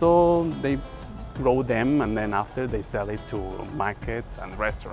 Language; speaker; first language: English; non-native, fluent; Spanish